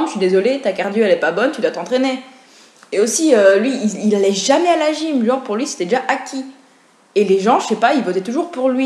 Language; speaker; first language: French; native; French